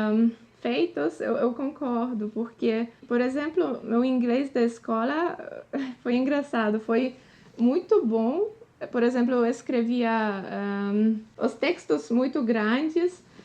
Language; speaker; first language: Portuguese; non-native, fluent; Polish